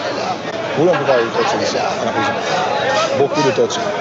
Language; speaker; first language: French; non-native, local second language; Haitian Creole